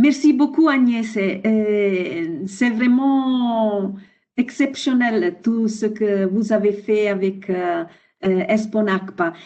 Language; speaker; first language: French; non-native, fluent; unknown